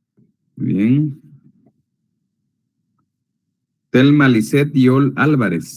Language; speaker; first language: Spanish; native; Spanish